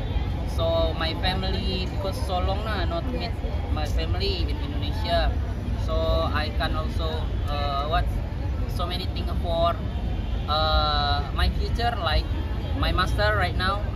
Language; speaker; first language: English; non-native, learner; Indonesian